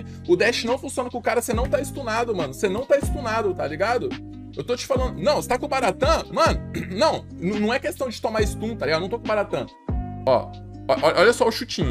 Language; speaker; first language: Portuguese; native; Portuguese